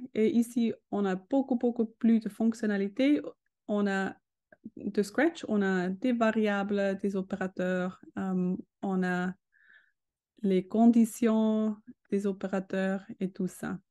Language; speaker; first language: French; non-native, learner; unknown